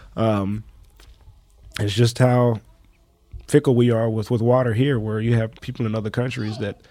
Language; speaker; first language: English; native; English